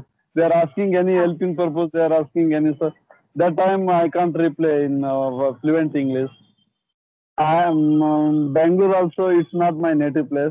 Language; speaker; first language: English; non-native, learner; Kannada